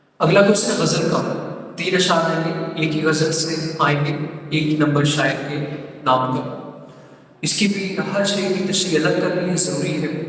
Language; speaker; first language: Urdu; non-native, local second language; Punjabi